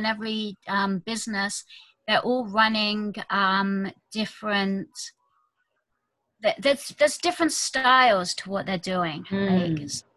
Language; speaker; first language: English; native; English